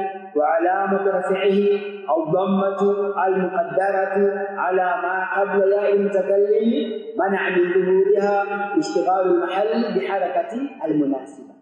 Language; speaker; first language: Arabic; non-native, fluent; Swahili